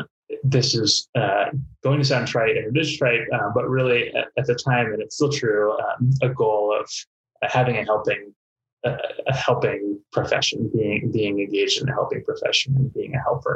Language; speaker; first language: English; native; English